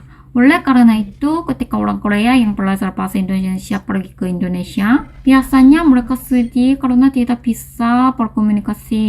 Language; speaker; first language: Indonesian; non-native, learner; Korean